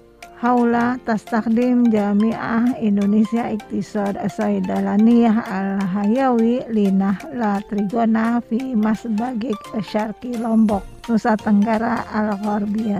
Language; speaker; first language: Arabic; non-native, learner; Indonesian